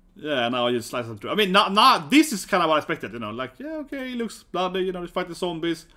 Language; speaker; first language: English; non-native, fluent; Swedish